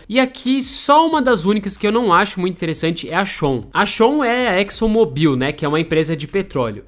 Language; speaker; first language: Portuguese; native; Portuguese